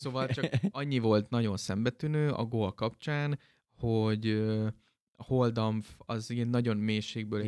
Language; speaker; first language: Hungarian; native; Hungarian